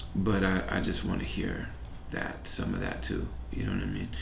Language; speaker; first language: English; native; English